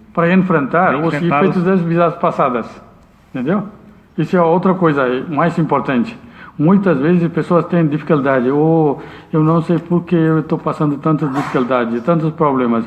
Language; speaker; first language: Portuguese; non-native, learner; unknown